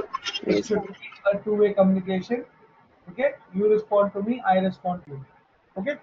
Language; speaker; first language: English; non-native, fluent; Hindi